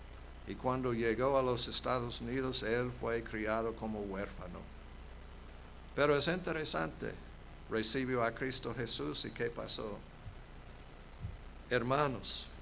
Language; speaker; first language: Spanish; non-native, fluent; English